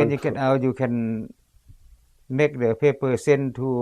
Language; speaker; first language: English; non-native, learner; Lao